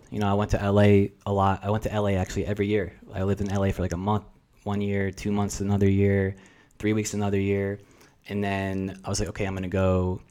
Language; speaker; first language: English; early bilingual, other home language; Russian